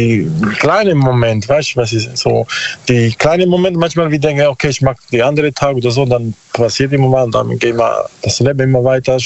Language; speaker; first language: German; non-native, learner; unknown